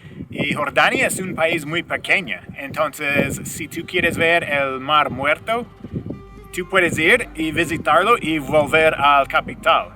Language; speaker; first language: Spanish; non-native, fluent; English